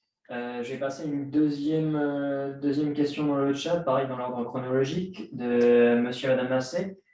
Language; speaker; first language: French; native; French